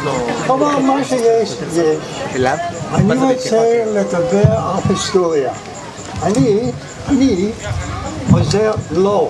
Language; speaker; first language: Hebrew; non-native, fluent; English